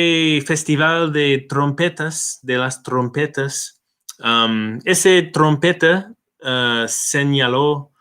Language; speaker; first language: Spanish; non-native, fluent; English